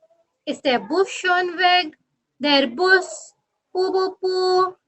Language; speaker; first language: German; early bilingual, other home language; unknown